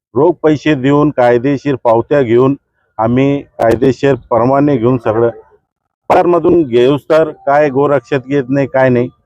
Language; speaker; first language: Marathi; non-native, local second language; Urdu